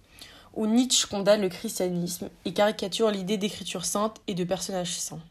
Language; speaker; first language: French; native; French